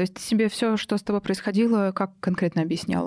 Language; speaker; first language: Russian; native; Russian